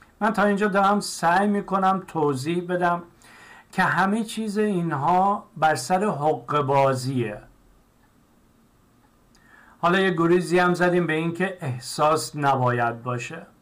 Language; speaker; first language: Persian; native; Persian